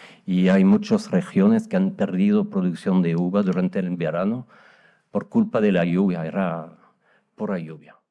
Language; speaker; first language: Spanish; non-native, fluent; French